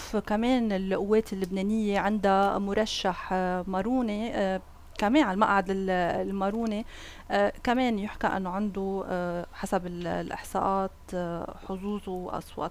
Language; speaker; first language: Arabic; native; Arabic